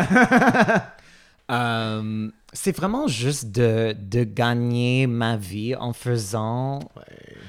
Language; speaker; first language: French; non-native, fluent; English